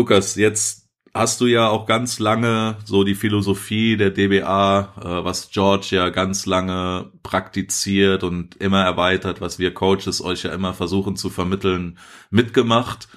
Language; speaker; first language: German; native; German